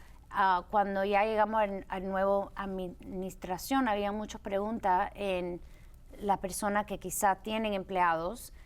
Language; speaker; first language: Spanish; early bilingual, heritage; Spanish